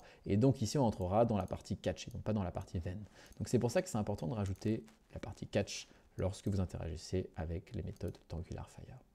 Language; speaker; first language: French; native; French